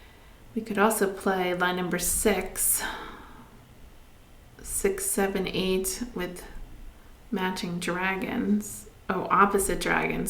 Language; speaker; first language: English; native; English